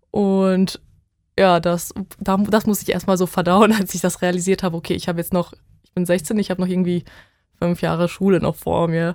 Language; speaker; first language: German; non-native, fluent; Bosnian